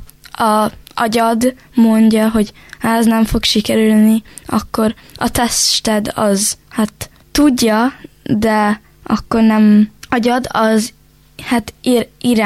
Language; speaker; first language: Hungarian; early bilingual, heritage; Hungarian